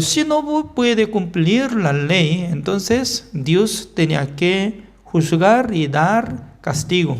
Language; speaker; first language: Spanish; non-native, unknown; Korean